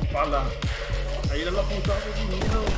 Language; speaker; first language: Spanish; native; Spanish